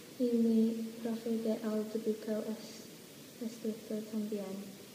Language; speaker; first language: Spanish; non-native, learner; English